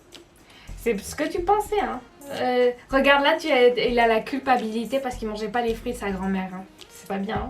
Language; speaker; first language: French; native; French